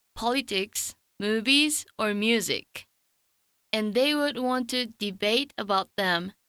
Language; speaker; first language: English; non-native, fluent; Japanese